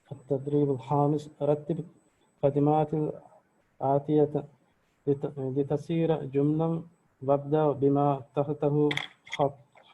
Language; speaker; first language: Arabic; non-native, learner; Divehi